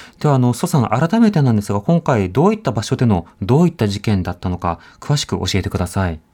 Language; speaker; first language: Japanese; native; Japanese